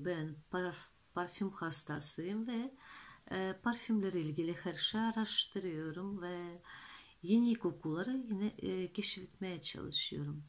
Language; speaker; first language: Turkish; non-native, fluent; Russian